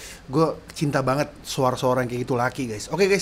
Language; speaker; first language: Indonesian; native; Indonesian